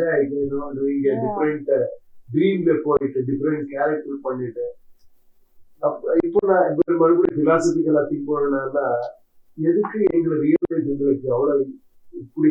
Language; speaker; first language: Tamil; non-native, learner; Kannada